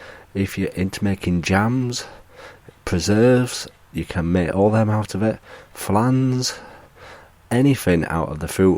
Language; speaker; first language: English; native; English